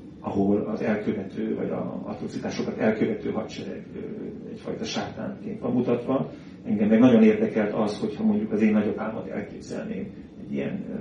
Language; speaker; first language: Hungarian; native; Hungarian